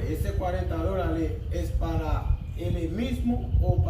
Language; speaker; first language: Spanish; non-native, learner; Haitian Creole